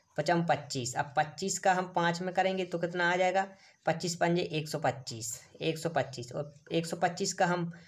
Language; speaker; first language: Hindi; native; Hindi